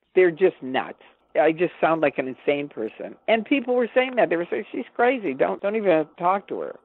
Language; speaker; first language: English; native; English